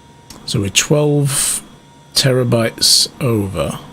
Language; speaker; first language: English; native; English